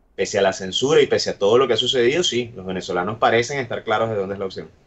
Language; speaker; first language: Spanish; native; Spanish